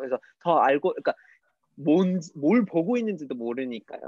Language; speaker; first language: Korean; non-native, fluent; English